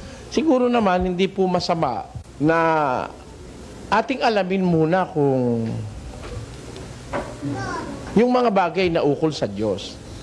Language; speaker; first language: Filipino; native; Filipino